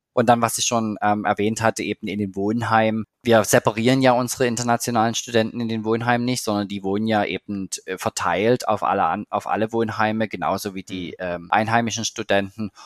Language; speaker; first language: German; native; German